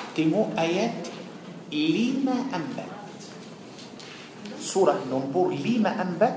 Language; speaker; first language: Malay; non-native, fluent; Arabic